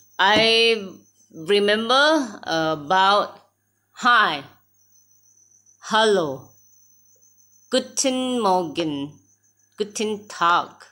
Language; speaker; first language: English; non-native, learner; Thai